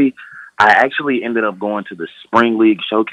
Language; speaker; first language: English; native; English